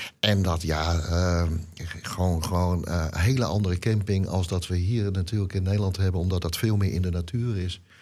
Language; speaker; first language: Dutch; native; Dutch